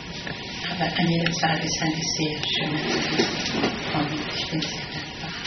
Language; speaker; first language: German; non-native, fluent; Italian